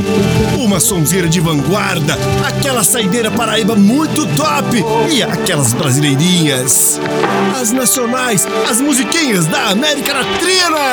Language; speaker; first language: Portuguese; native; Portuguese